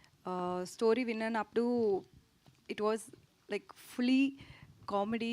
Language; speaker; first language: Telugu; non-native, learner; Tamil